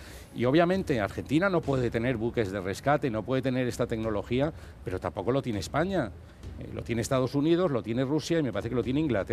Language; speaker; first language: Spanish; native; Spanish